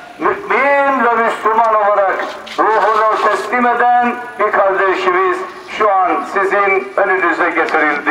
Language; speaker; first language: Turkish; native; Turkish